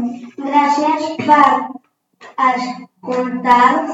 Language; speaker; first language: Catalan; non-native, local second language; Spanish